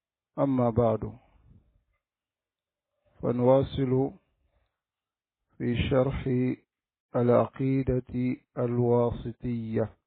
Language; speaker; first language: Arabic; non-native, fluent; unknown